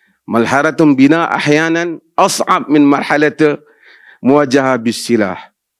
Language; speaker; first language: Arabic; non-native, fluent; Malay